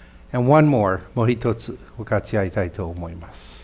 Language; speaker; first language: Japanese; non-native, fluent; English